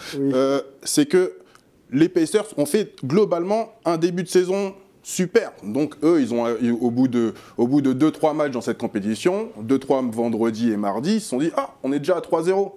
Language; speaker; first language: French; native; French